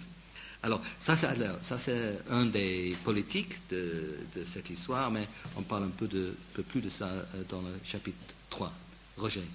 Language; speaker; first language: French; non-native, fluent; English